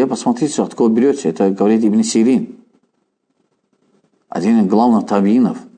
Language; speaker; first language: Russian; non-native, fluent; Azerbaijani